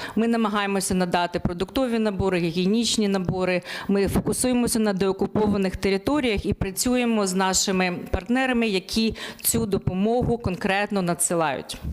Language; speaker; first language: Ukrainian; native; Ukrainian